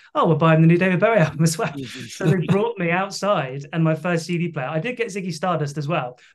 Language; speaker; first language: English; native; English